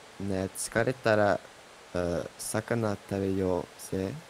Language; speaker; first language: Japanese; non-native, learner; English